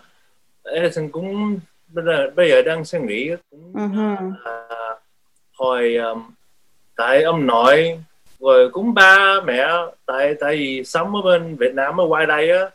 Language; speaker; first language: Vietnamese; early bilingual, heritage; Vietnamese